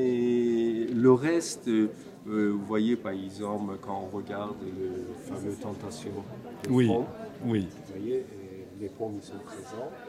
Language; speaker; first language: French; non-native, fluent; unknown